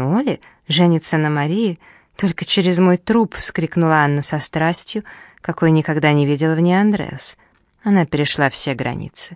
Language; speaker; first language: Russian; native; Russian